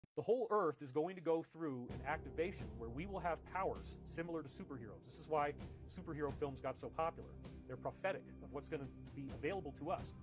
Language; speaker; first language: English; native; English